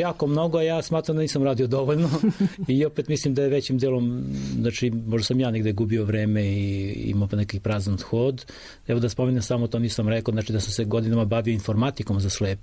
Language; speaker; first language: Serbian; native; Serbian